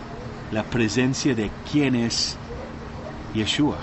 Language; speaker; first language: Spanish; non-native, learner; English